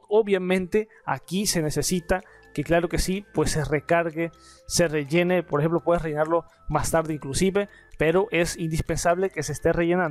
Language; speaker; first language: Spanish; native; Spanish